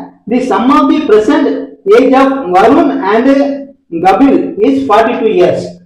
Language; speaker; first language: English; non-native, local second language; Tamil